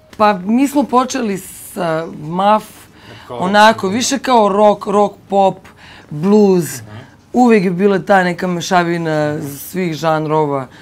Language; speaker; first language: Serbian; early bilingual, heritage; Bosnian